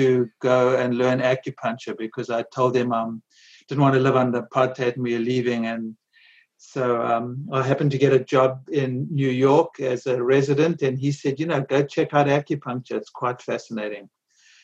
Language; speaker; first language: English; native; English